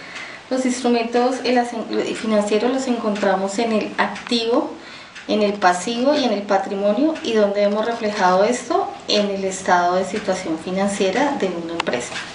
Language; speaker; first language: Spanish; native; Spanish